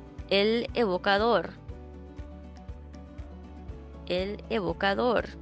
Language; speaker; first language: Spanish; non-native, fluent; English